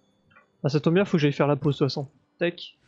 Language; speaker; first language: French; native; French